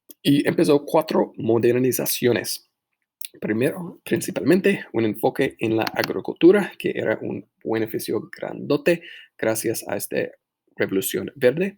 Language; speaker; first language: Spanish; non-native, fluent; English